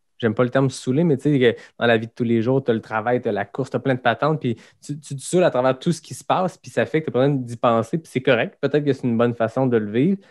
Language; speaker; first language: French; native; French